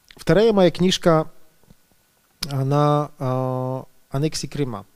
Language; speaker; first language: Russian; non-native, fluent; Polish